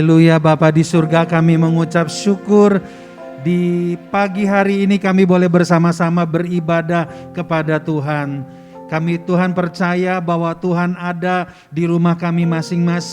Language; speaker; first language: Indonesian; native; Indonesian